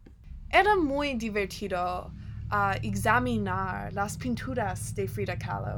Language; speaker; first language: Spanish; non-native, learner; English